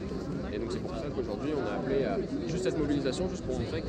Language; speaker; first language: French; native; French